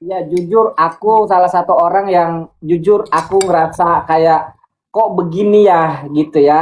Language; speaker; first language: Indonesian; native; Indonesian